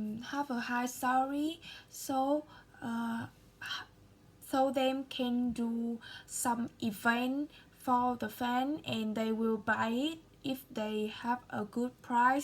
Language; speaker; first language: English; non-native, learner; Vietnamese